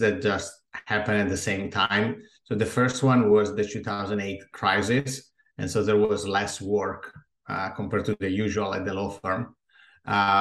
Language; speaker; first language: English; non-native, fluent; Italian